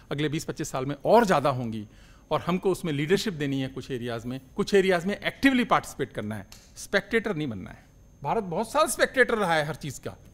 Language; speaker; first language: Hindi; native; Hindi